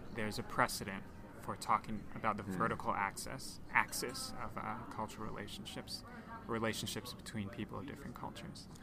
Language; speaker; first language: English; non-native, local second language; Cantonese